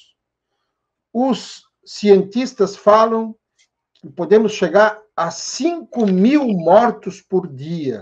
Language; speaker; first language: Portuguese; native; Portuguese